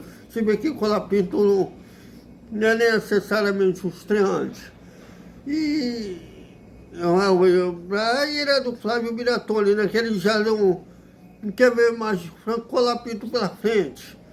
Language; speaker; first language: Portuguese; native; Portuguese